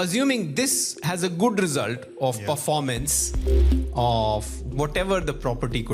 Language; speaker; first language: English; non-native, local second language; Punjabi